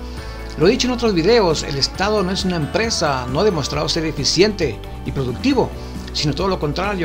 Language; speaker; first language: Spanish; native; Spanish